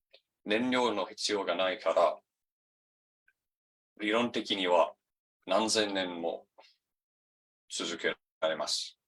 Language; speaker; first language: Japanese; non-native, fluent; English